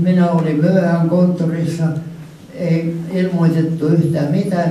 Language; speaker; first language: Finnish; non-native, local second language; Swedish